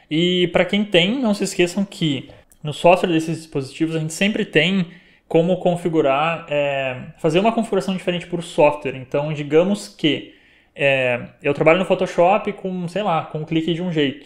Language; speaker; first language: Portuguese; native; Portuguese